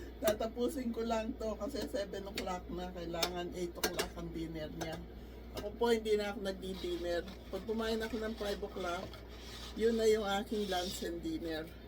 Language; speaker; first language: Filipino; non-native, local second language; Pampanga